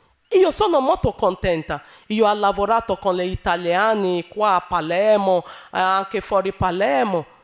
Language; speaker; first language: Italian; non-native, learner; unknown